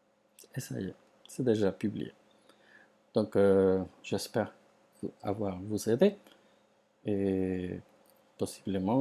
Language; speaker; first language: French; non-native, fluent; Spanish